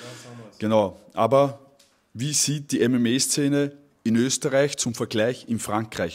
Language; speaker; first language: German; native; German